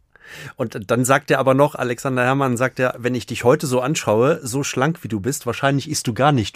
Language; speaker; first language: German; native; German